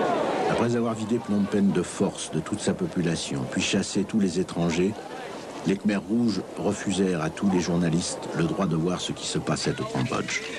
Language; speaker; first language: French; native; French